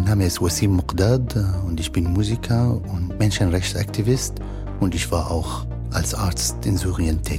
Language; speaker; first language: German; non-native, fluent; Arabic